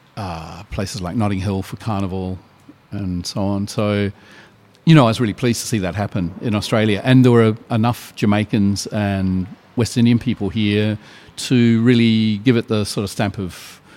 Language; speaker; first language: English; native; English